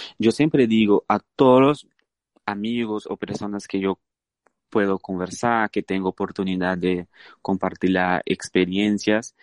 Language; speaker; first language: Spanish; non-native, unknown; Portuguese